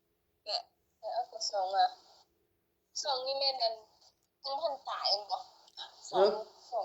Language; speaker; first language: Vietnamese; early bilingual, heritage; Lao